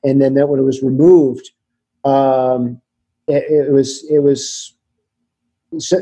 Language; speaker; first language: English; native; English